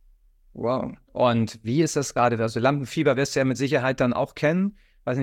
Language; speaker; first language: German; native; German